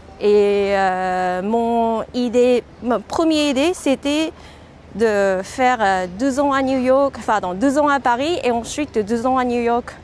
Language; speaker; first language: French; non-native, fluent; Japanese